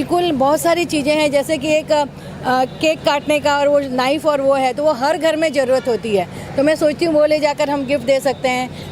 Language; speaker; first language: Hindi; native; Hindi